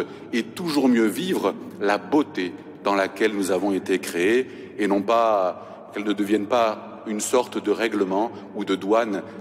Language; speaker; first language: French; native; French